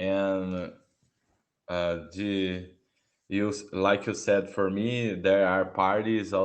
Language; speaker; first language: English; non-native, learner; Portuguese